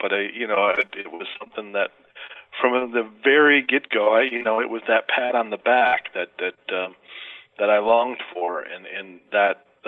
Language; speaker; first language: English; native; English